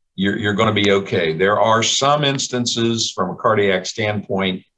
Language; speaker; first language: English; native; English